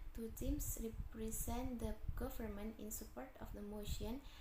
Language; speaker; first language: English; non-native, learner; Indonesian